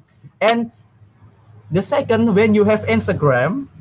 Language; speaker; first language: English; non-native, learner; Indonesian